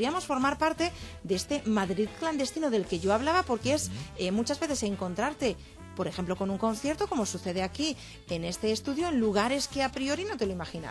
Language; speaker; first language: Spanish; native; Spanish